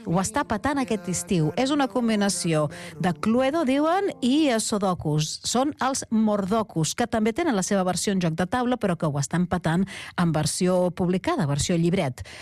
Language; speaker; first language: Catalan; native; Catalan